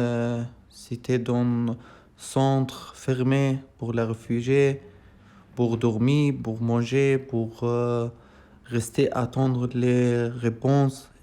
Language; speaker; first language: French; non-native, learner; Arabic